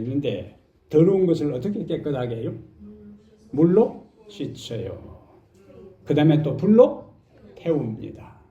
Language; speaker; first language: Korean; native; Korean